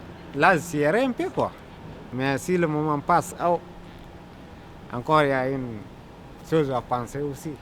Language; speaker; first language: French; non-native, learner; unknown